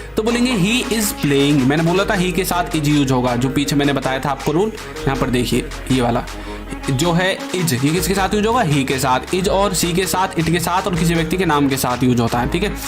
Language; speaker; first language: Hindi; native; Hindi